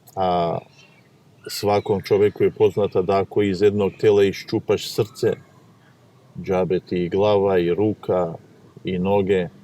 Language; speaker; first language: Serbian; non-native, fluent; Ossetic